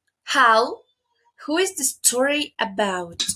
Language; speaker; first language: English; non-native, learner; Spanish